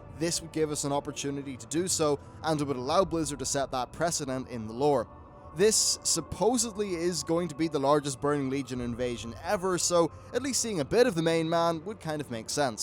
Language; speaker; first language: English; native; English